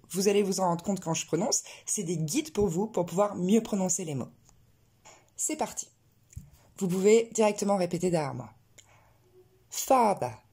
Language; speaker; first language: French; native; French